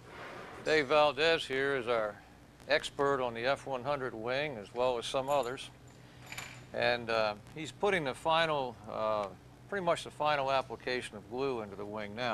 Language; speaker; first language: English; native; English